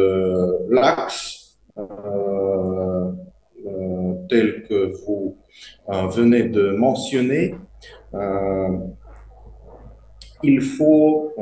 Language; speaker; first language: French; non-native, fluent; Russian